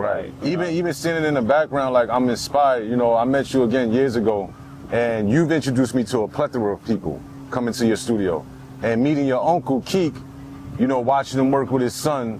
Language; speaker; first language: English; native; English